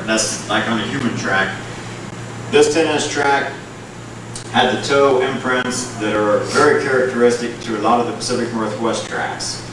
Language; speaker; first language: English; native; English